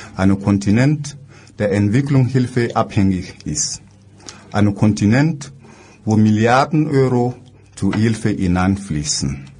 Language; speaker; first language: German; non-native, fluent; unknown